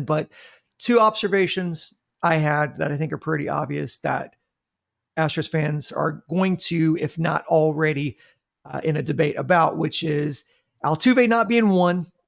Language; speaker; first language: English; native; English